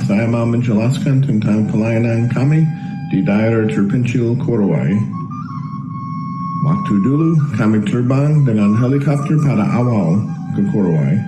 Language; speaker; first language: Indonesian; non-native, fluent; English